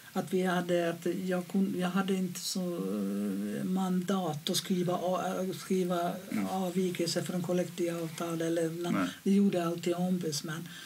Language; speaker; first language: Swedish; non-native, fluent; Finnish